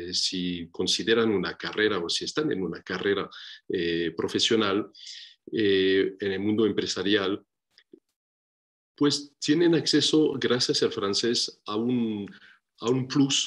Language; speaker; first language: Spanish; non-native, fluent; French